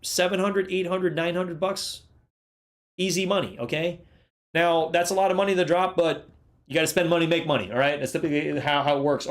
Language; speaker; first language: English; native; English